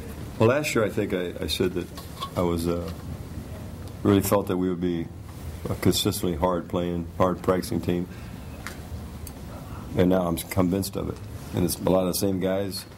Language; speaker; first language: English; native; English